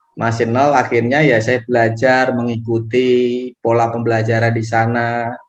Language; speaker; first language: Indonesian; non-native, local second language; Javanese